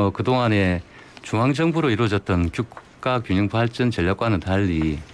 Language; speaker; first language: Korean; native; Korean